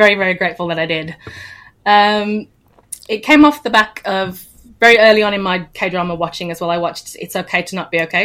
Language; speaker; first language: English; native; English